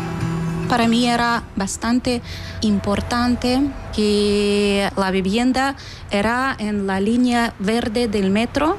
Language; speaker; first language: Spanish; non-native, fluent; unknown